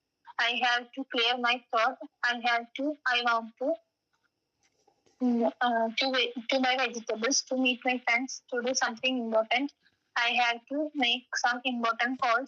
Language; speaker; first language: English; non-native, learner; Malayalam